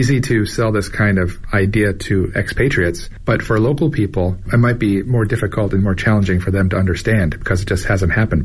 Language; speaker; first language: English; native; English